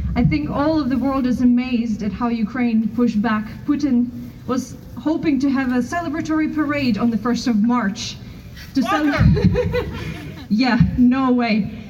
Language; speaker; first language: English; non-native, fluent; Ukrainian